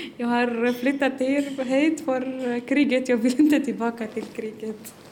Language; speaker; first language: Swedish; non-native, learner; Arabic